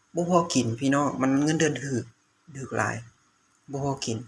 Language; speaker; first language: Lao; native; Lao